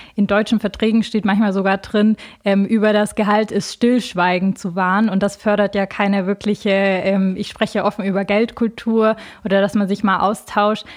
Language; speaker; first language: German; early bilingual, other home language; Albanian